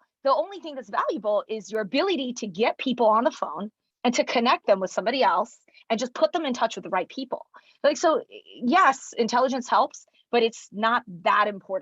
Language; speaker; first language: English; early bilingual, other home language; Chinese